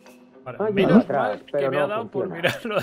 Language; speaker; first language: Spanish; native; Spanish